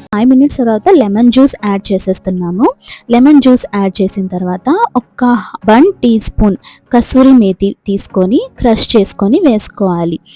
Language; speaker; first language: Telugu; non-native, local second language; Urdu